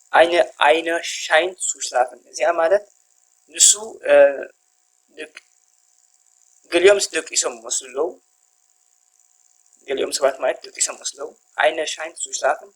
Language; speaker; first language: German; non-native, fluent; Tigrinya